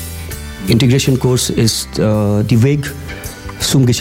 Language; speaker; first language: German; non-native, learner; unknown